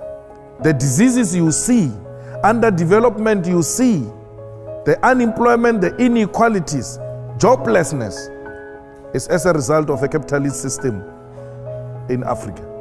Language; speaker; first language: English; non-native, local second language; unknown